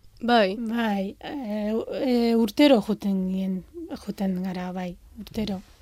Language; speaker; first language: Basque; non-native, fluent; Arabic